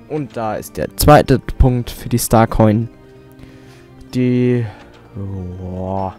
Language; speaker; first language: German; native; German